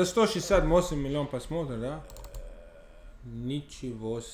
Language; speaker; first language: Russian; non-native, fluent; English